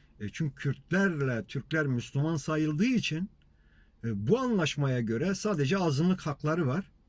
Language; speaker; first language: Turkish; non-native, local second language; Kurdish